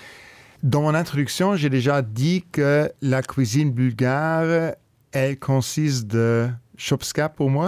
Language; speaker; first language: French; non-native, local second language; Luxembourgish